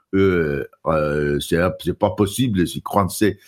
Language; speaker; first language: French; non-native, learner; English